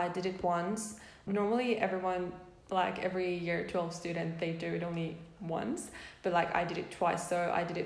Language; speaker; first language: English; non-native, fluent; Persian